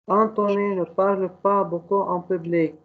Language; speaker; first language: French; non-native, learner; Arabic